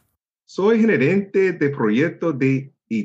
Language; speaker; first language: Spanish; non-native, learner; English